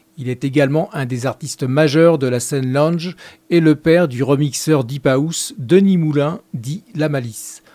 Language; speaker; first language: French; native; French